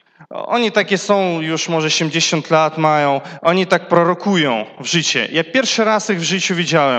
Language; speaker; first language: Polish; non-native, learner; Russian